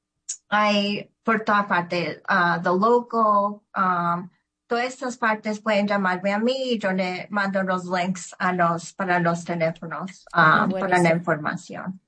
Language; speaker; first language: Spanish; early bilingual, heritage; Spanish